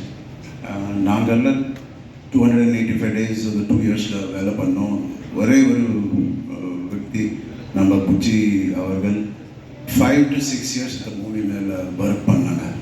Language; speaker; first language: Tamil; non-native, learner; Telugu